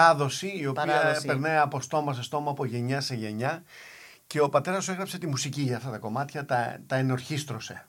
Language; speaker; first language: Greek; native; Greek